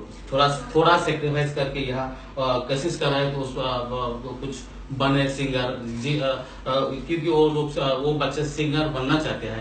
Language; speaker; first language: Hindi; non-native, local second language; Bangla